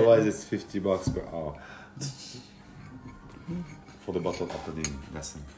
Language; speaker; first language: English; non-native, learner; French